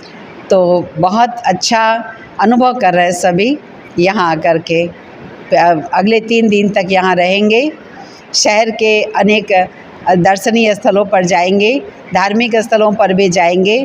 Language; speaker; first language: Hindi; native; Hindi